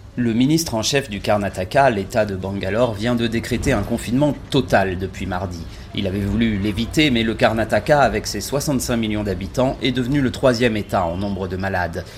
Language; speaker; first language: French; native; French